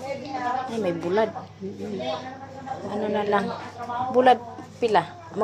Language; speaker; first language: Filipino; non-native, local second language; Cebuano